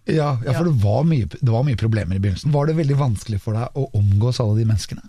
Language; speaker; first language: Norwegian; native; Norwegian